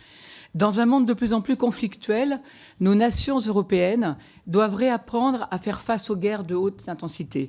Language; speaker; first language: French; native; French